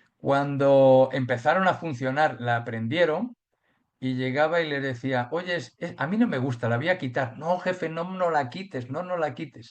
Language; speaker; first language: Spanish; native; Spanish